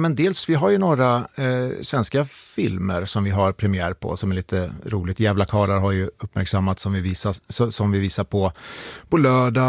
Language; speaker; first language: Swedish; native; Swedish